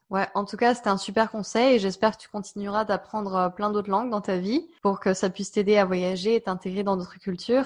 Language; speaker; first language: French; native; French